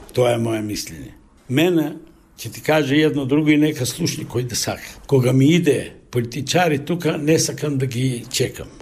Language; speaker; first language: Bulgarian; early bilingual, heritage; Bulgarian